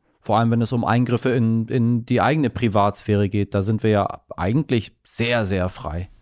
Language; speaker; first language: German; early bilingual, other home language; Persian